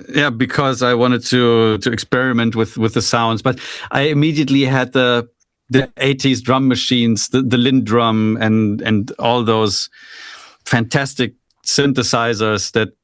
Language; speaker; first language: English; non-native, fluent; German